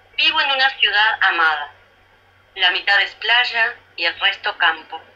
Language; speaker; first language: Spanish; native; Spanish